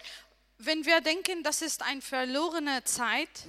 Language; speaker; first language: German; non-native, learner; Arabic